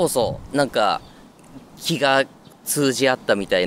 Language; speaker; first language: Japanese; native; Japanese